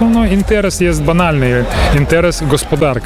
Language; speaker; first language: Polish; early bilingual, heritage; Polish